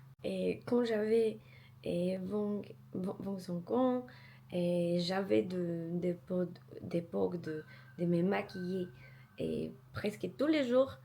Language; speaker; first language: French; non-native, learner; Polish